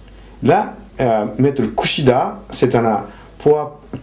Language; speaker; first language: French; non-native, fluent; Japanese